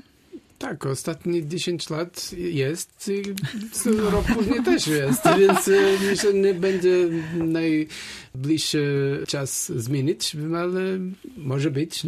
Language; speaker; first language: Polish; non-native, learner; Portuguese